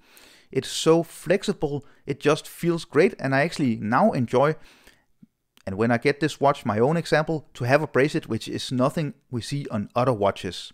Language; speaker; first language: English; non-native, fluent; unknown